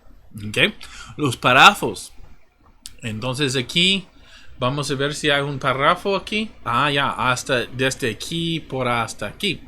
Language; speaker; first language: Spanish; non-native, fluent; English